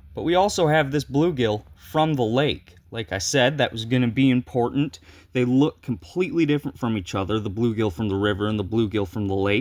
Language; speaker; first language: English; native; English